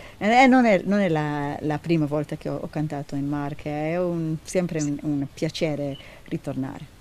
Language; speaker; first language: Italian; non-native, learner; Hebrew